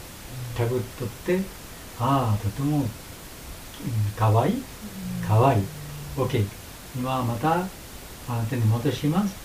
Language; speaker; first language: Japanese; non-native, learner; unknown